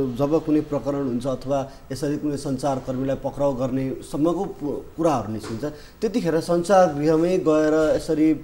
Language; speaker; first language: Nepali; native; Nepali